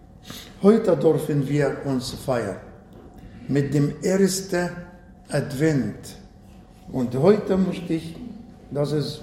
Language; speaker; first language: German; non-native, fluent; Arabic